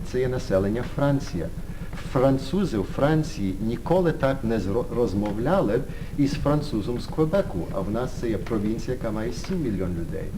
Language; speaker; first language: Ukrainian; early bilingual, heritage; Ukrainian